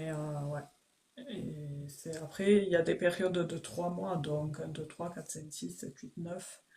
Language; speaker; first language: French; native; French